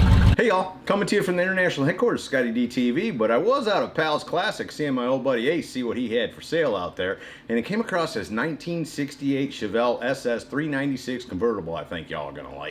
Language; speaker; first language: English; native; English